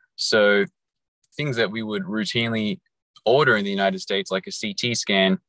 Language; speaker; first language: English; native; English